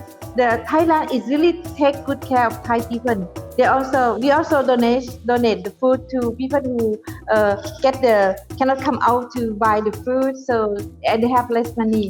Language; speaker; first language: English; non-native, fluent; Thai